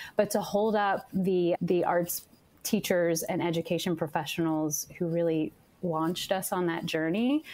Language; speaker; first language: English; native; English